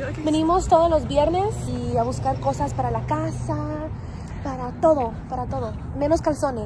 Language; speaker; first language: Spanish; early bilingual, heritage; Spanish